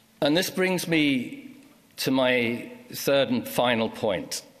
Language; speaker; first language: English; native; English